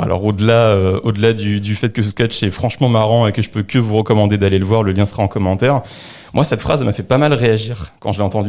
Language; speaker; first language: French; native; French